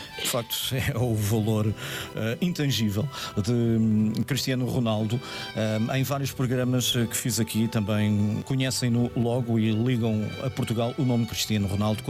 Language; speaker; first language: Portuguese; native; Portuguese